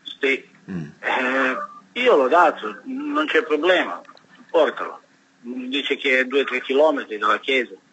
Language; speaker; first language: Italian; non-native, learner; Serbian